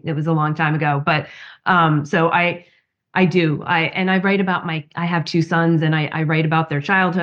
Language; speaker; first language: English; native; English